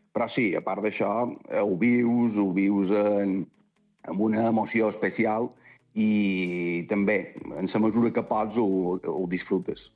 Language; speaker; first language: Catalan; native; Catalan